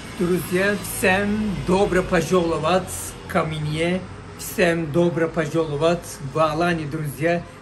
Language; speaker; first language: Russian; non-native, learner; Turkish